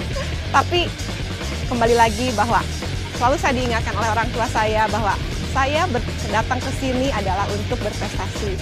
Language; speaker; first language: Indonesian; native; Indonesian